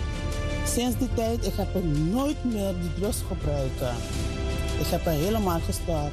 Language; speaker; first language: Dutch; non-native, fluent; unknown